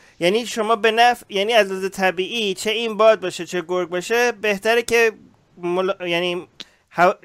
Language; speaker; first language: Persian; early bilingual, heritage; Persian